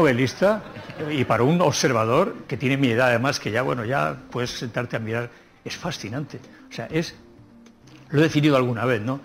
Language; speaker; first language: Spanish; native; Spanish